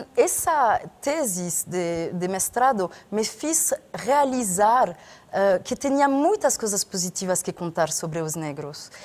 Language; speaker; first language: Portuguese; non-native, fluent; French